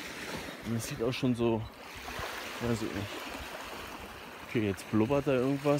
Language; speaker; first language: German; native; German